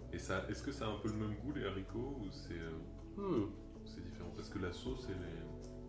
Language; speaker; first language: French; native; French